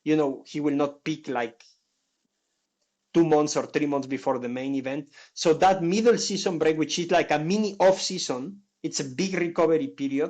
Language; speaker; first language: English; non-native, fluent; Spanish